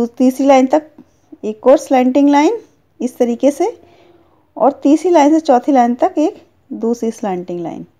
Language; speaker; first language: Hindi; native; Hindi